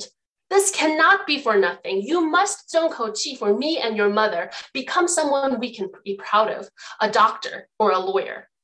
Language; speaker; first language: English; early bilingual, other home language; Chinese